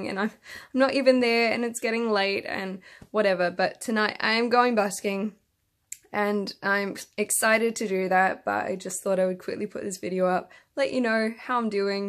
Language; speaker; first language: English; native; English